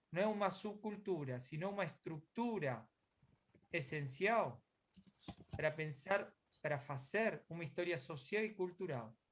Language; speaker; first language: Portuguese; non-native, fluent; Spanish